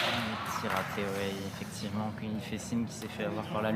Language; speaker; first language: French; native; French